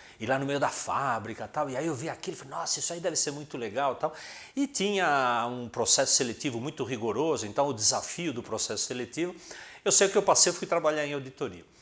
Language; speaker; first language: Portuguese; early bilingual, other home language; Spanish